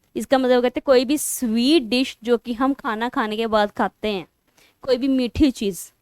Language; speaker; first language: Hindi; non-native, local second language; Punjabi